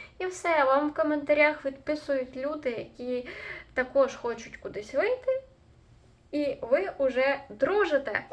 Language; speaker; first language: Ukrainian; native; Ukrainian